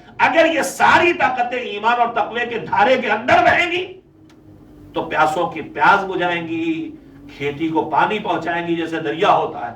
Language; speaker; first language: Urdu; native; Urdu